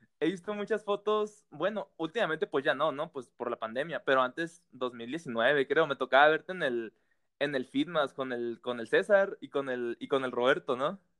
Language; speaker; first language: Spanish; native; Spanish